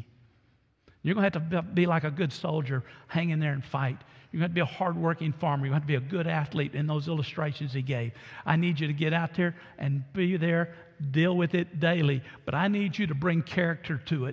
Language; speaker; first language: English; native; English